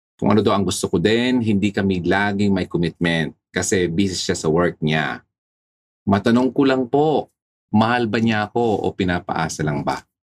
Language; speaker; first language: Filipino; native; Filipino